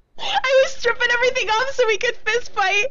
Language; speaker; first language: English; native; English